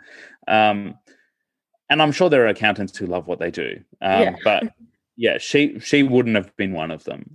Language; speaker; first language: English; native; English